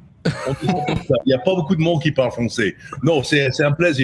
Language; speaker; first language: French; non-native, fluent; English